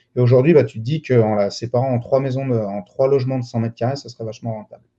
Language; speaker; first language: French; native; French